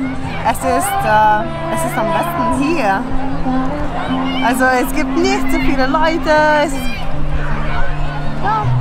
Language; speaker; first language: German; non-native, learner; Slovenian